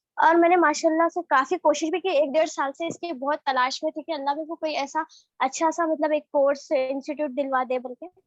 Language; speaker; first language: Urdu; native; Urdu